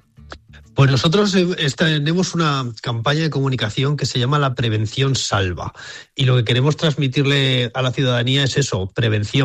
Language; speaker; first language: Spanish; native; Spanish